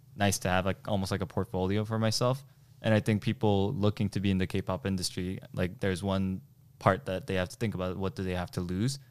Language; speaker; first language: English; early bilingual, other home language; Korean